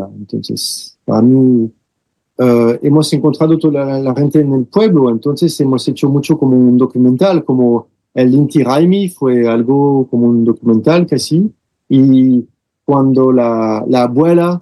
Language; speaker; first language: Spanish; non-native, fluent; French